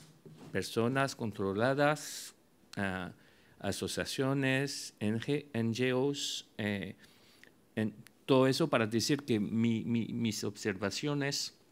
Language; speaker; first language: Spanish; non-native, fluent; French